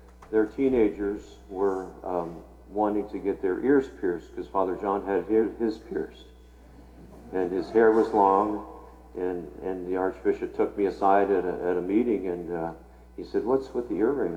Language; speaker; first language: English; native; English